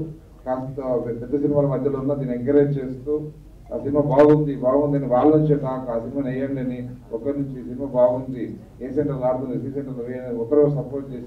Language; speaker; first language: Telugu; native; Telugu